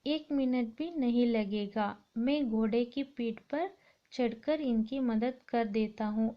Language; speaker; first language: Hindi; non-native, local second language; Kannada